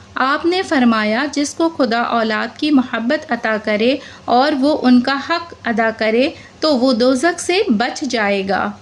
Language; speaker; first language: Hindi; native; Hindi